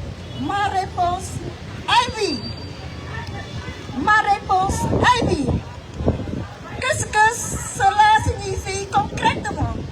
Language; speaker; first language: French; non-native, fluent; Khmer